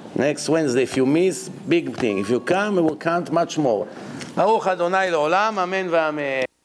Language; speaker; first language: English; non-native, fluent; Hebrew